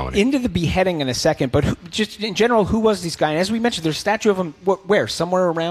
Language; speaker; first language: English; native; English